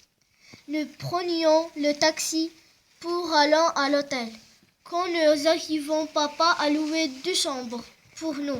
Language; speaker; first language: French; non-native, learner; Arabic